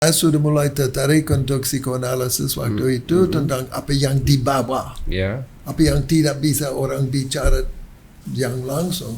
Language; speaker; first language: Indonesian; non-native, learner; English